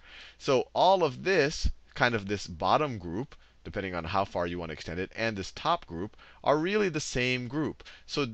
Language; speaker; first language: English; native; English